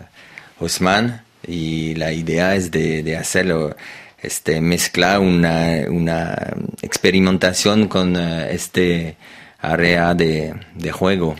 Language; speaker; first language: Spanish; non-native, learner; French